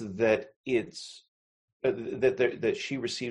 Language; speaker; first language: English; native; English